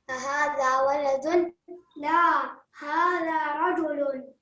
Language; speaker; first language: Arabic; non-native, learner; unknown